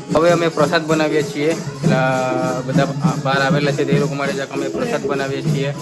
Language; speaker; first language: Gujarati; non-native, local second language; Kukna